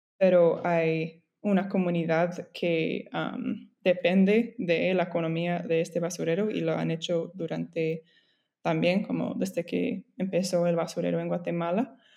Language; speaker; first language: Spanish; non-native, fluent; English